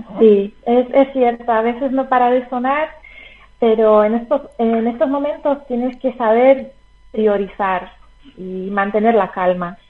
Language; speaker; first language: Spanish; non-native, fluent; Slovak